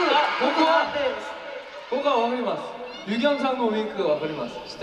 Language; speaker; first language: Japanese; non-native, learner; Korean